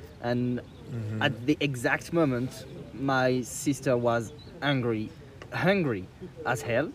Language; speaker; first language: English; non-native, fluent; French